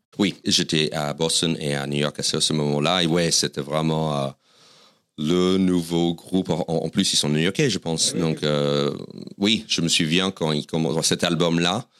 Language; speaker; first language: French; non-native, fluent; English